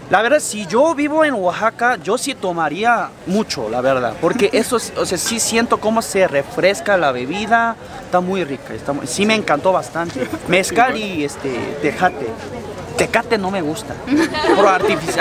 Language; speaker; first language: Spanish; non-native, fluent; Korean